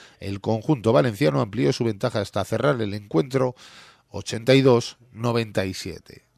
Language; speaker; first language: Spanish; native; Spanish